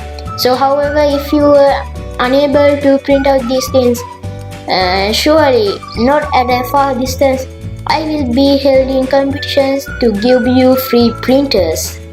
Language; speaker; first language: English; non-native, local second language; Sinhala